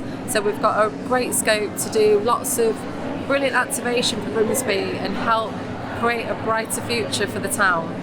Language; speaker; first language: English; native; English